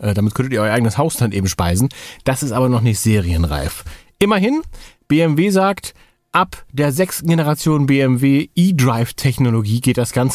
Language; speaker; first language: German; native; German